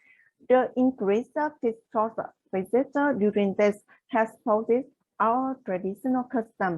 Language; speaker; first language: English; non-native, learner; Vietnamese